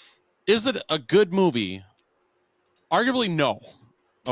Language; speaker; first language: English; native; English